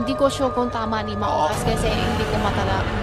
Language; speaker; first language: Filipino; non-native, learner; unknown